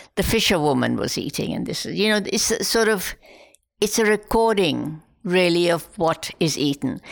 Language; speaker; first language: English; non-native, local second language; Hindi